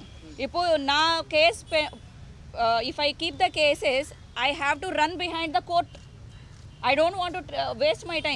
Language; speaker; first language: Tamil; non-native, learner; Telugu